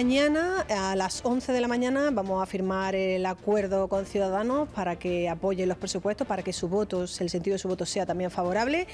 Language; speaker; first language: Spanish; native; Spanish